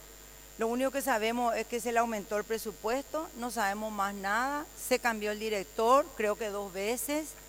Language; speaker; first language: Spanish; native; Spanish